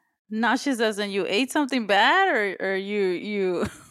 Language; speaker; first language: English; early bilingual, other home language; Spanish